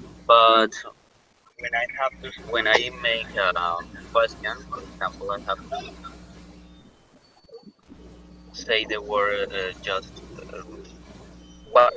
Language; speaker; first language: English; non-native, learner; Spanish